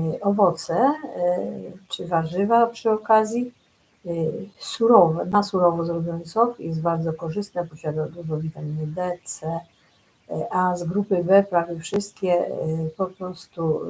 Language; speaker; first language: Polish; native; Polish